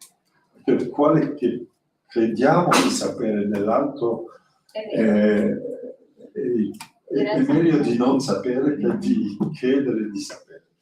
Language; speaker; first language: Italian; non-native, learner; French